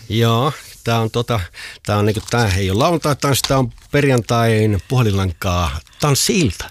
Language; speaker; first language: Finnish; native; Finnish